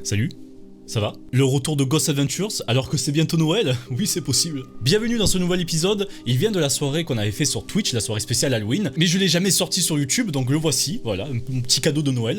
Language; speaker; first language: French; native; French